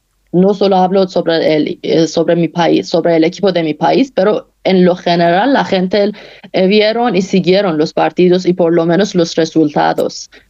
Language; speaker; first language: Spanish; non-native, fluent; Persian